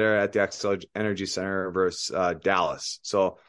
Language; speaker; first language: English; native; English